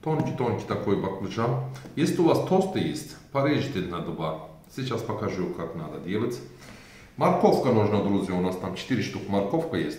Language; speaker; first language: Russian; non-native, learner; Turkish